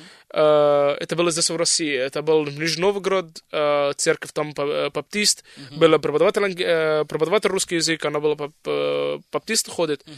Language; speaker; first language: Russian; non-native, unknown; Arabic